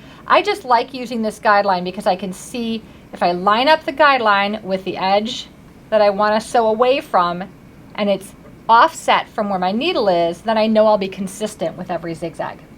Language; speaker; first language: English; native; English